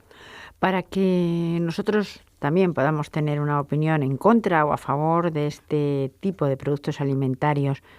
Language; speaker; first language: Spanish; native; Spanish